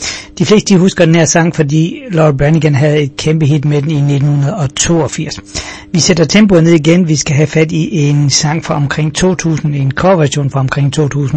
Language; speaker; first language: Danish; native; Danish